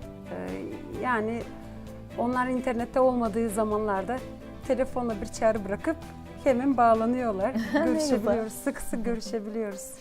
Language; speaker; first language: Turkish; non-native, fluent; Gagauz